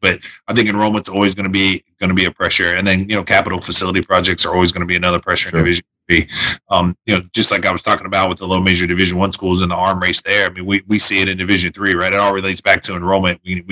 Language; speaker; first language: English; native; English